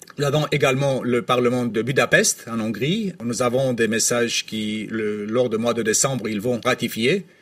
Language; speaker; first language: French; non-native, fluent; Romanian